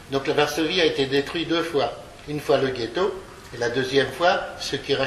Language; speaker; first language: French; early bilingual, other home language; Polish